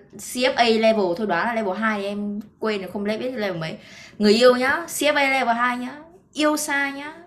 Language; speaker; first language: Vietnamese; native; Vietnamese